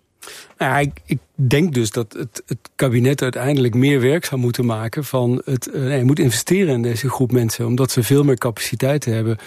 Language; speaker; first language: Dutch; native; Dutch